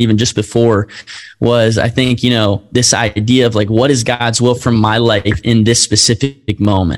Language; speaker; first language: English; native; English